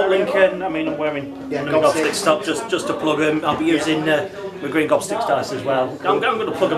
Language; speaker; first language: English; native; English